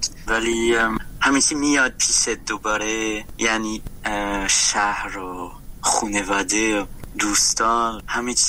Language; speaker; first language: Persian; non-native, learner; French